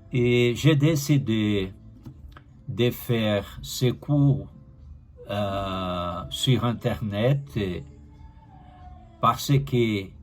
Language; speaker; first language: French; non-native, learner; Portuguese